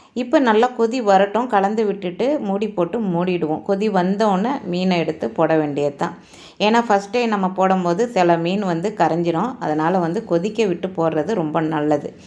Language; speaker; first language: Tamil; native; Tamil